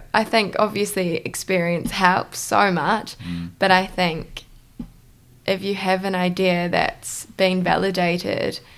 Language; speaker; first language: English; native; English